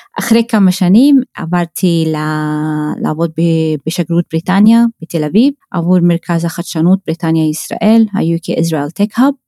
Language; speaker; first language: Hebrew; non-native, local second language; Arabic